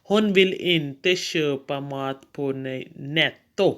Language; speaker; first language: Swedish; non-native, fluent; Urdu